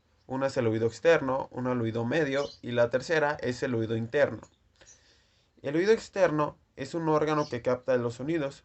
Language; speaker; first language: Spanish; native; Spanish